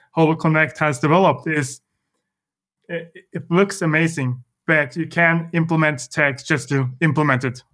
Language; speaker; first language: English; non-native, fluent; Norwegian